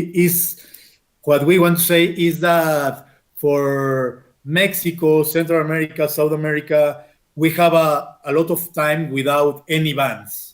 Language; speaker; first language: English; non-native, fluent; Spanish